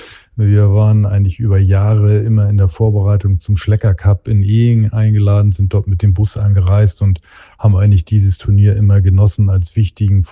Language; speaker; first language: German; native; German